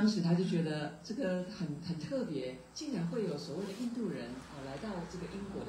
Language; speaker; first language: Chinese; native; Chinese